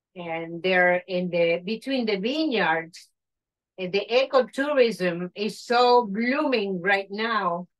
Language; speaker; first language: English; non-native, fluent; Spanish